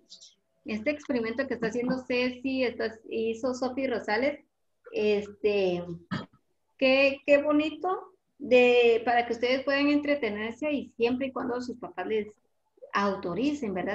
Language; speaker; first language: Spanish; native; Spanish